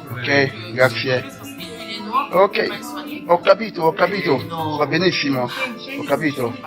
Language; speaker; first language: Italian; non-native, learner; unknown